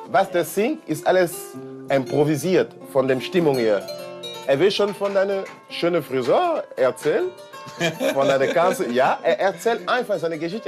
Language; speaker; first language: German; non-native, learner; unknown